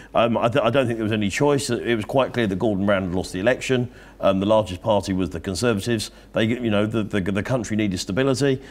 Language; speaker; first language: English; native; English